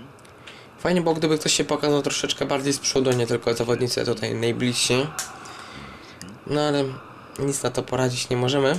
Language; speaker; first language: Polish; native; Polish